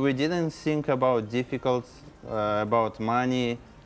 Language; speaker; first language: English; non-native, learner; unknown